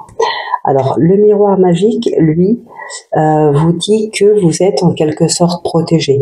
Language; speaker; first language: French; native; French